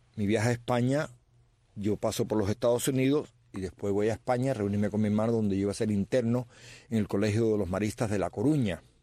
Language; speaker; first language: Spanish; native; Spanish